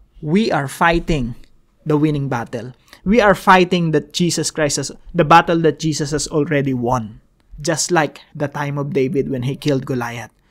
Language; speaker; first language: English; non-native, local second language; Filipino